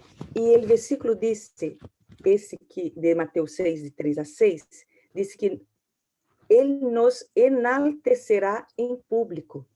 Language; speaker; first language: Portuguese; non-native, learner; Spanish